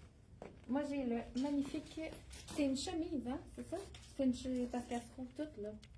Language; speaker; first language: French; native; French